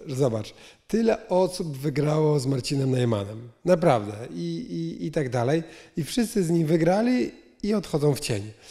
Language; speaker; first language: Polish; native; Polish